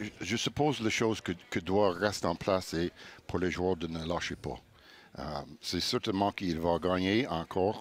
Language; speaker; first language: French; non-native, fluent; English